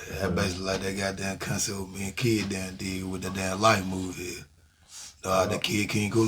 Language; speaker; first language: English; native; English